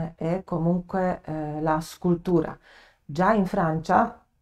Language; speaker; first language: Italian; non-native, fluent; Polish